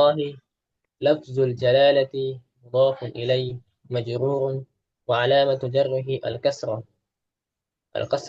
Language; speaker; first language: Arabic; non-native, learner; Indonesian